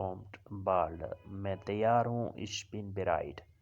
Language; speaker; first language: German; non-native, learner; Urdu